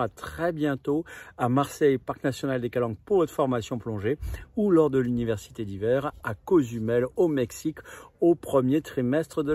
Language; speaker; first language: French; native; French